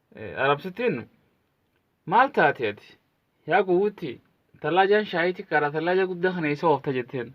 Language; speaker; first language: Oromo; native; Oromo